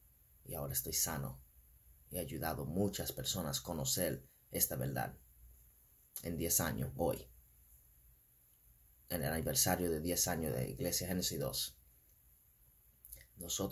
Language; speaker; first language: Spanish; non-native, fluent; English